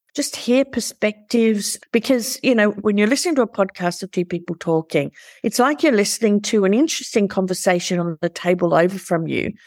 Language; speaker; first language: English; native; English